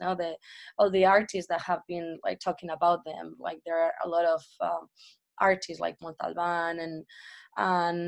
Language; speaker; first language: English; non-native, fluent; Spanish